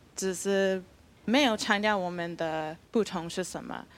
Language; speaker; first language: Chinese; non-native, fluent; English